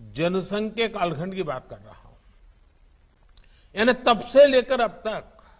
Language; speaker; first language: Hindi; non-native, local second language; Gujarati